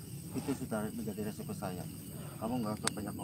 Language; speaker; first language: Indonesian; non-native, local second language; Javanese